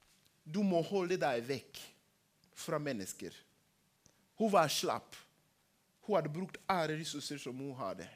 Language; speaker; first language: Swedish; non-native, learner; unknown